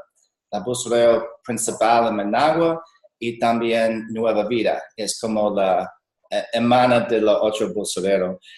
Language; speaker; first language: Spanish; non-native, learner; English